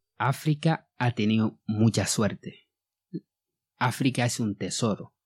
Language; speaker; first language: Spanish; non-native, fluent; Bambara